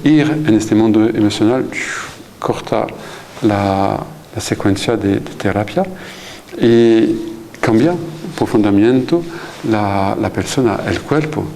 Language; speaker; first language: Spanish; non-native, fluent; French